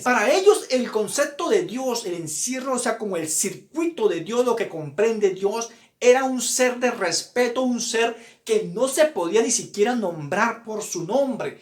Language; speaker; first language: Spanish; native; Spanish